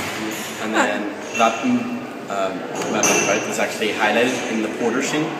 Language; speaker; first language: English; native; English